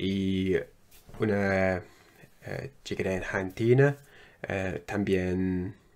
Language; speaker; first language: Spanish; non-native, learner; English